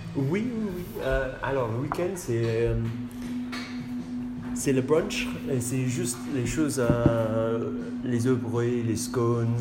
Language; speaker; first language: French; non-native, learner; English